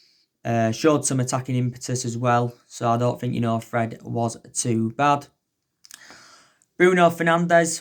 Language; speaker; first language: English; native; English